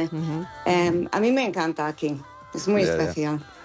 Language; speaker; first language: Spanish; non-native, fluent; English